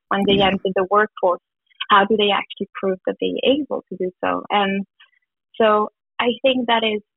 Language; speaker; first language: English; non-native, fluent; German